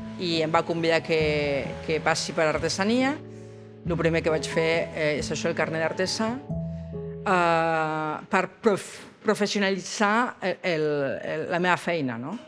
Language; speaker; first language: Catalan; non-native, local second language; Spanish